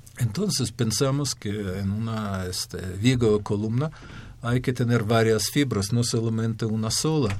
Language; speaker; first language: Spanish; non-native, fluent; Ukrainian